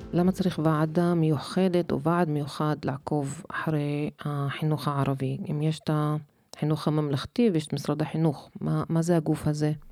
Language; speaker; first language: Hebrew; non-native, local second language; Arabic